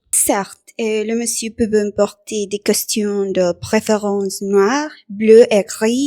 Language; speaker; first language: French; non-native, learner; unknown